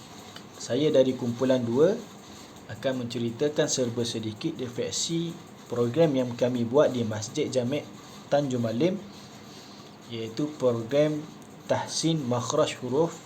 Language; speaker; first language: Malay; native; Malay